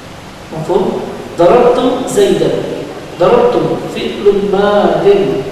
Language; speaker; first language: Arabic; non-native, fluent; Indonesian